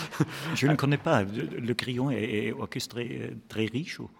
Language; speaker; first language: French; non-native, fluent; German